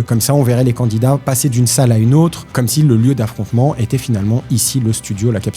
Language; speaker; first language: French; native; French